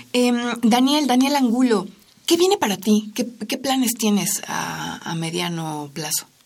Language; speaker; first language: Spanish; native; Spanish